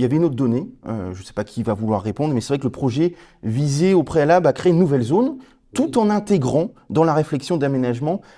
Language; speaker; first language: French; native; French